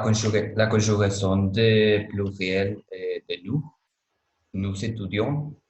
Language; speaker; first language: French; non-native, learner; Spanish